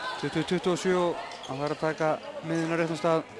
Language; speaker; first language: Icelandic; native; Icelandic